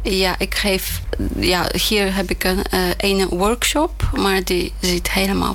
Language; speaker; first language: Dutch; non-native, fluent; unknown